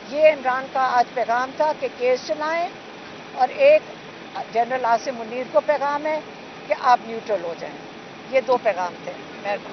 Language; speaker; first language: Urdu; native; Urdu